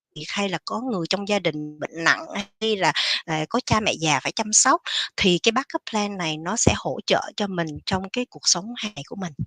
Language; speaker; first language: Vietnamese; native; Vietnamese